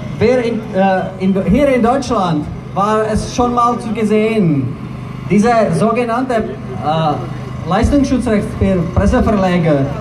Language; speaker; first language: German; non-native, fluent; Czech